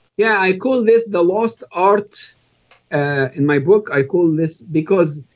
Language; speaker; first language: English; non-native, fluent; Arabic